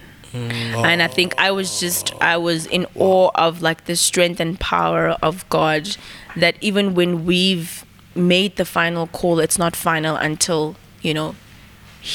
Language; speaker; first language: English; non-native, local second language; Zulu